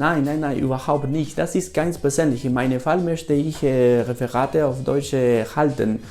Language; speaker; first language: German; non-native, fluent; Spanish